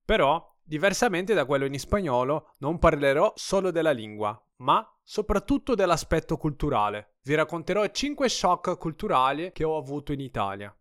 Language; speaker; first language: Italian; non-native, fluent; Portuguese